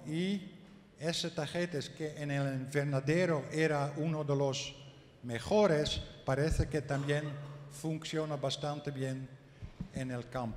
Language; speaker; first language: Spanish; non-native, learner; Dutch